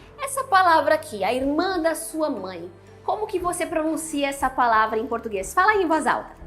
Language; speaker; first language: Portuguese; native; Portuguese